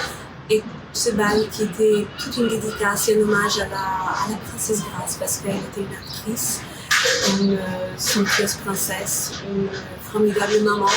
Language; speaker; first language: French; non-native, fluent; Romanian